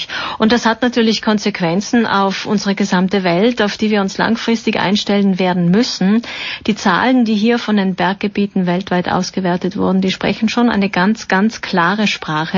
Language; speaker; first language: German; native; German